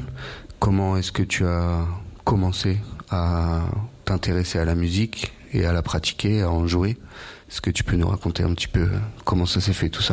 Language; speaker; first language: French; native; French